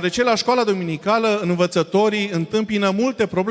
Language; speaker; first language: Romanian; non-native, fluent; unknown